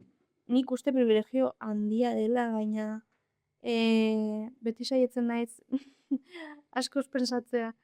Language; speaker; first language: Basque; non-native, local second language; Spanish